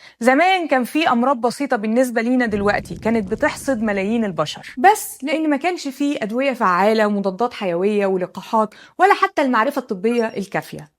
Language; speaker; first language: Arabic; native; Arabic